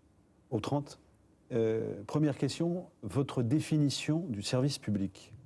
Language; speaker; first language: French; native; French